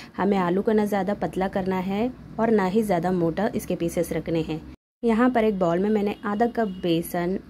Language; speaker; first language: Hindi; non-native, local second language; Marathi